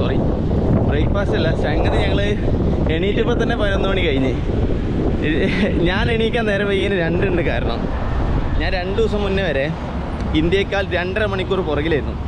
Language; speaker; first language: English; non-native, local second language; Malayalam